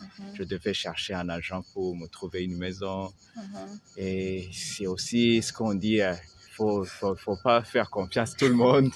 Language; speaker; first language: French; non-native, local second language; Rundi